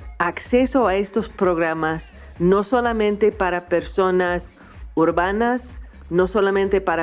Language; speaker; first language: Spanish; non-native, fluent; English